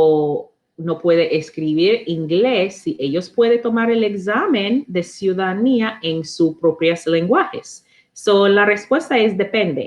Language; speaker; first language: Spanish; non-native, learner; English